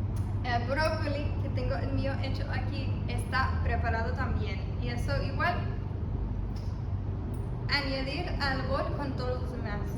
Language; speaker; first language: Spanish; early bilingual, heritage; Spanish